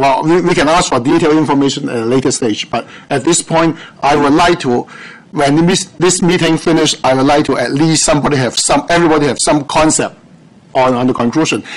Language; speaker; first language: English; non-native, local second language; Cantonese